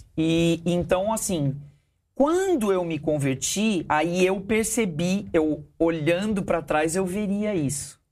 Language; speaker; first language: Portuguese; early bilingual, heritage; Portuguese